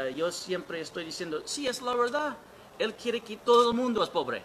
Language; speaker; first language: Spanish; non-native, learner; English